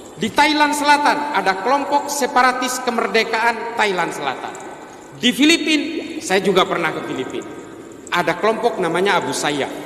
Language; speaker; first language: Indonesian; non-native, local second language; Madurese